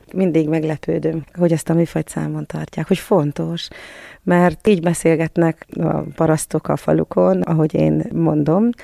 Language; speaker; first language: Hungarian; native; Hungarian